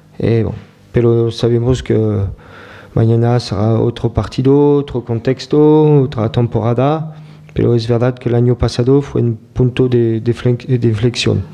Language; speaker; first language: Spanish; non-native, learner; French